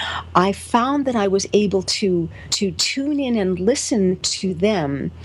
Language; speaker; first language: English; native; English